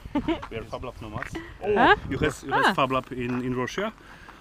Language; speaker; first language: English; non-native, learner; Polish